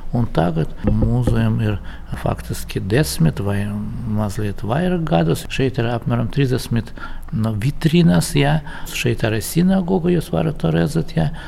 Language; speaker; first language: Latvian; non-native, local second language; Russian